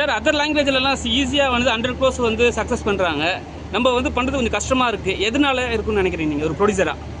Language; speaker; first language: Tamil; native; Tamil